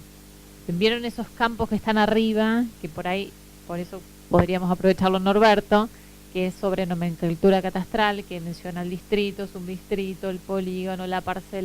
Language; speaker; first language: Spanish; native; Spanish